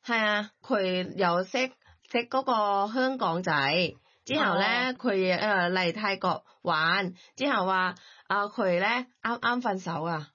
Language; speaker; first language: Cantonese; non-native, learner; Thai